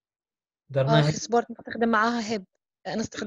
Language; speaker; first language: Dutch; non-native, learner; Arabic